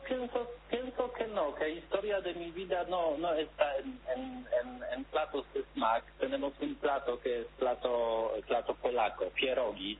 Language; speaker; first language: Spanish; non-native, learner; Polish